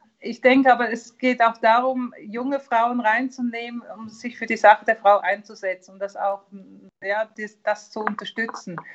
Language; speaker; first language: German; early bilingual, heritage; German